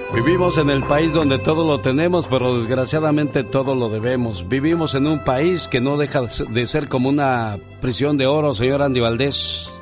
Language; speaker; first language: Spanish; native; Spanish